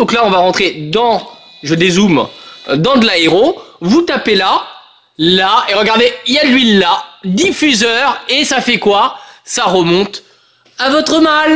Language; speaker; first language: French; native; French